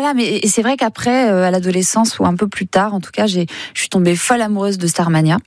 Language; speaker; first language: French; native; French